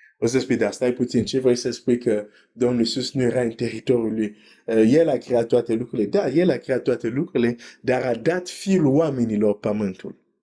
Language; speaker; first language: Romanian; non-native, fluent; French